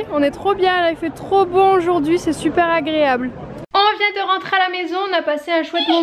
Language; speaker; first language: French; native; French